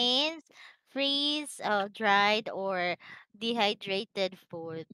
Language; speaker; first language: English; non-native, learner; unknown